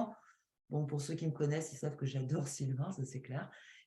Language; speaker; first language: French; native; French